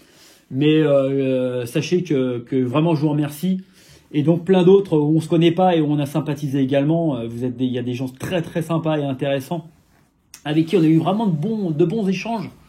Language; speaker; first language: French; native; French